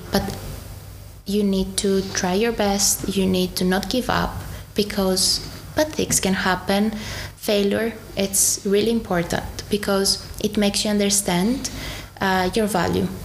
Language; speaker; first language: English; non-native, fluent; Greek